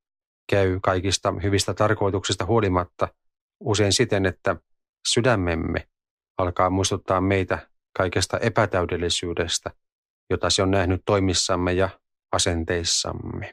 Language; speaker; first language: Finnish; native; Finnish